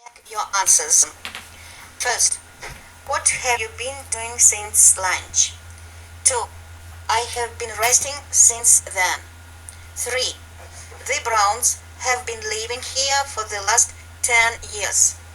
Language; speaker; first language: English; non-native, fluent; Ukrainian